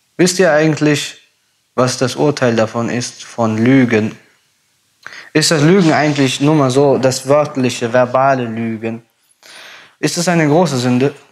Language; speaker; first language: German; non-native, fluent; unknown